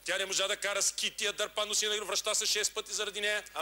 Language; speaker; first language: Bulgarian; native; Bulgarian